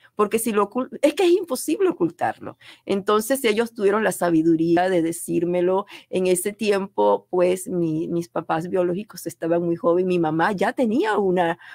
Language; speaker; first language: Spanish; native; Spanish